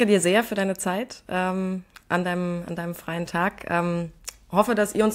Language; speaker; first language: German; native; German